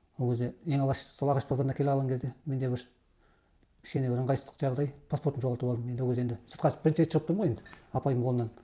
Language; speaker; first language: Kazakh; early bilingual, heritage; Kazakh